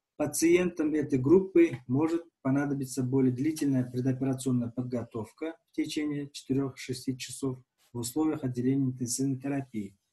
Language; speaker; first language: Russian; non-native, local second language; Uzbek